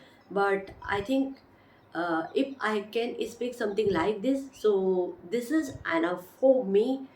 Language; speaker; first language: English; non-native, learner; Hindi